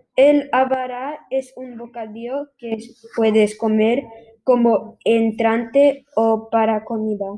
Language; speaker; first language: Spanish; non-native, learner; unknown